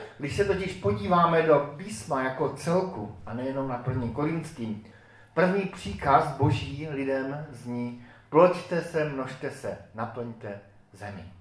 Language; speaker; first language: Czech; native; Czech